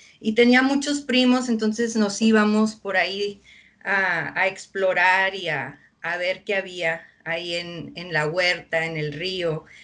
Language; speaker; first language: Spanish; early bilingual, heritage; Spanish